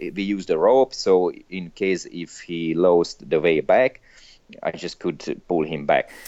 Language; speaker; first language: English; non-native, fluent; Hungarian